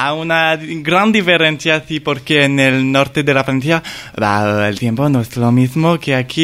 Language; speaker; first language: Spanish; non-native, learner; French